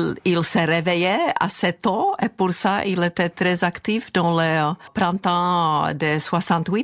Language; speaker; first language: French; non-native, fluent; Czech